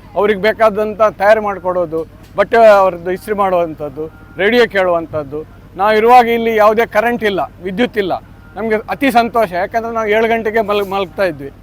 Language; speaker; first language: Kannada; non-native, local second language; Konkani